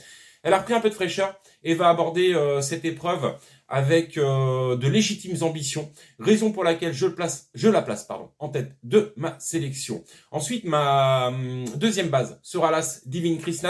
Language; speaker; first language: French; native; French